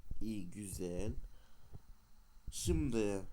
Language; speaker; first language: Turkish; non-native, learner; Russian